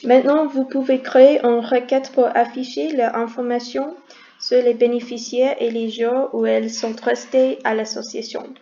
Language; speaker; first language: French; non-native, learner; English